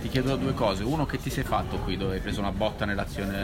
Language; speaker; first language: Italian; native; Italian